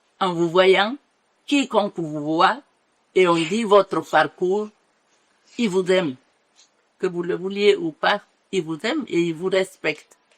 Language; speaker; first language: French; non-native, local second language; Mandingo